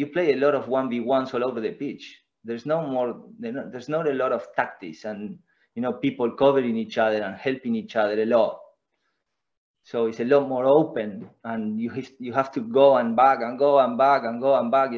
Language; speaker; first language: English; non-native, fluent; Spanish